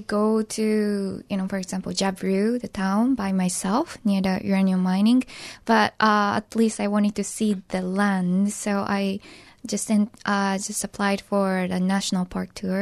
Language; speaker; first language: English; non-native, fluent; Japanese